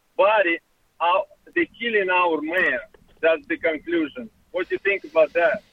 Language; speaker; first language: English; non-native, learner; Russian